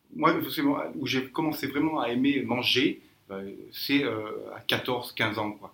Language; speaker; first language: French; native; French